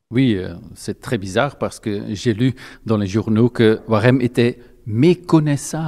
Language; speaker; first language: French; non-native, local second language; Dutch